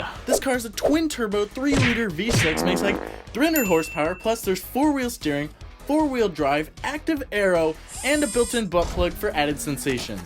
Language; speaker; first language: English; native; English